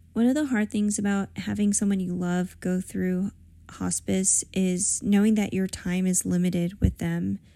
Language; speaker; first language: English; native; English